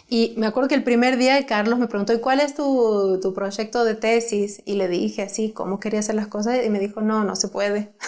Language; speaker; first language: Spanish; native; Spanish